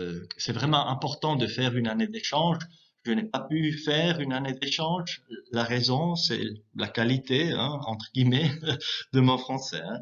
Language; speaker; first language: French; non-native, local second language; German